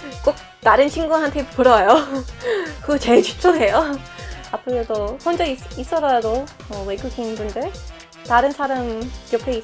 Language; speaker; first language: Korean; non-native, fluent; English